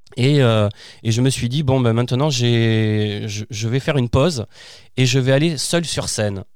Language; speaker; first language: French; native; French